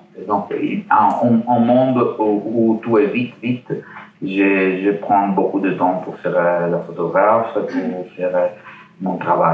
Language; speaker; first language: French; non-native, learner; Italian